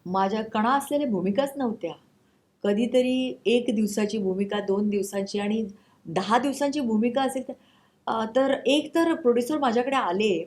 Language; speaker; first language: Marathi; non-native, local second language; Konkani